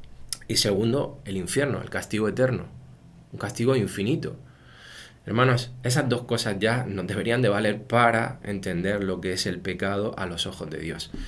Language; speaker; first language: Spanish; native; Spanish